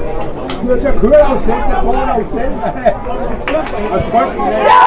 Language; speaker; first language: Danish; native; Danish